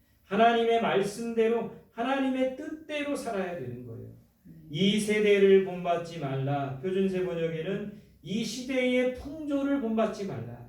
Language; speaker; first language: Korean; native; Korean